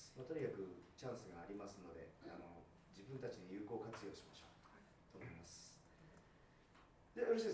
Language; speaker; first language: Japanese; native; Japanese